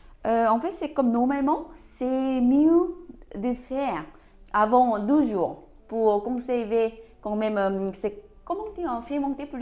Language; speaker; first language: French; non-native, learner; Korean